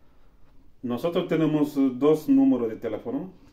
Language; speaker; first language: Spanish; non-native, learner; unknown